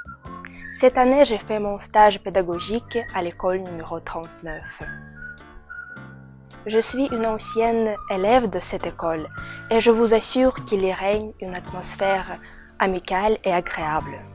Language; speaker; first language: French; non-native, fluent; Russian